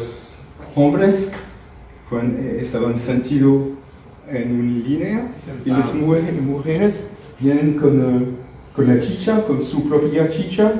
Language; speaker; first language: Spanish; non-native, fluent; French